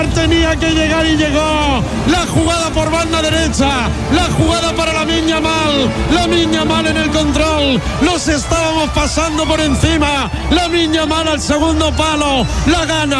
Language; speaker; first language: Spanish; native; Spanish